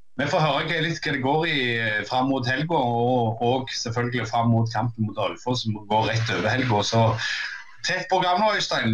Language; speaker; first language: Norwegian; native; Norwegian